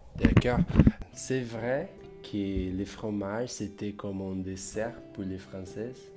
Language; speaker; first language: French; non-native, learner; Portuguese